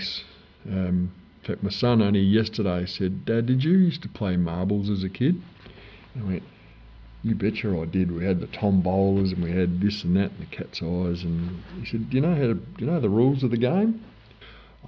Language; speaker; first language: English; native; English